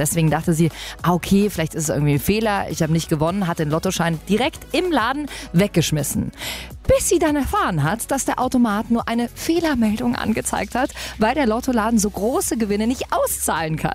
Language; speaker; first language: German; native; German